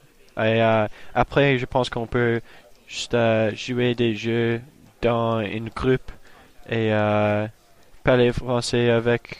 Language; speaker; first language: French; non-native, learner; English